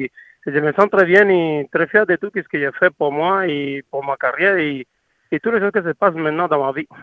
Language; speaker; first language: French; non-native, learner; Spanish